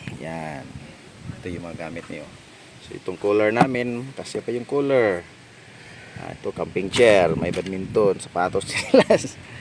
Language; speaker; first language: Filipino; non-native, local second language; Cebuano